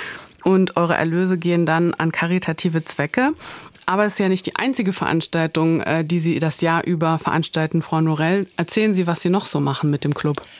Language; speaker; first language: German; native; German